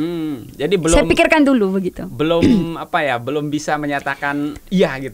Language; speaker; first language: Indonesian; native; Indonesian